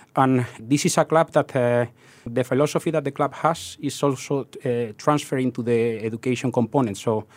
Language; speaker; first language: English; non-native, fluent; Spanish